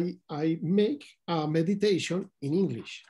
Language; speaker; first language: English; non-native, learner; Spanish